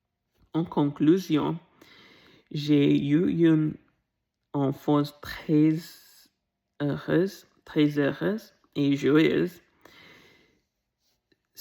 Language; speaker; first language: French; non-native, learner; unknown